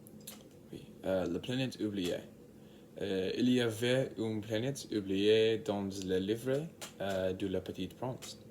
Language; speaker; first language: French; non-native, learner; English